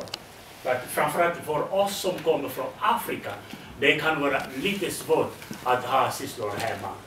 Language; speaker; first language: Swedish; non-native, fluent; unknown